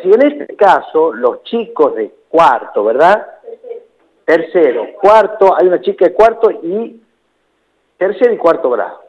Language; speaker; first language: Spanish; native; Spanish